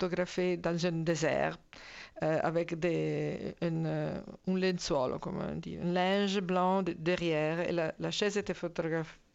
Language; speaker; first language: French; non-native, fluent; Italian